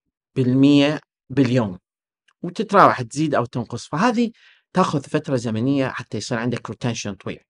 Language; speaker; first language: Arabic; native; Arabic